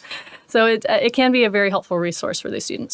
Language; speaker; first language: English; native; English